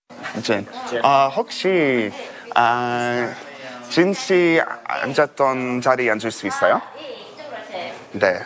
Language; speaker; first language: Korean; non-native, learner; English